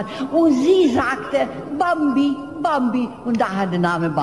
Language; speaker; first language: German; non-native, fluent; Hungarian